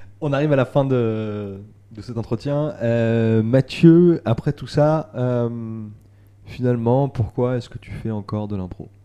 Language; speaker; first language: French; native; French